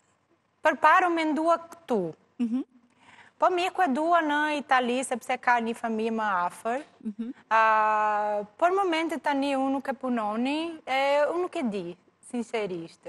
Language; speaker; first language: Albanian; non-native, learner; Portuguese